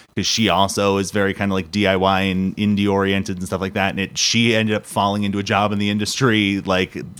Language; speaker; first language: English; native; English